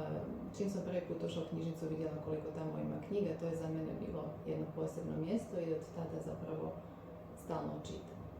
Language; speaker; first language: Croatian; native; Croatian